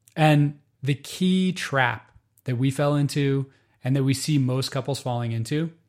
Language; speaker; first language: English; native; English